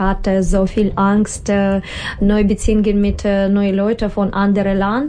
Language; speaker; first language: German; non-native, learner; Russian